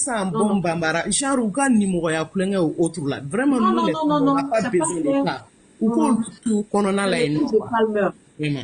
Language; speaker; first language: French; non-native, local second language; Bambara